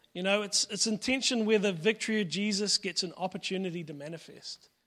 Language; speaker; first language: English; native; English